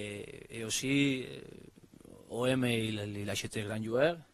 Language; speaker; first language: French; non-native, learner; Spanish